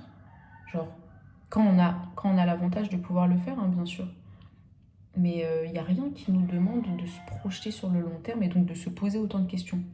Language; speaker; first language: French; native; French